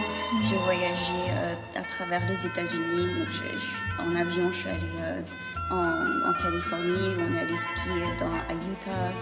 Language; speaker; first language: French; early bilingual, heritage; French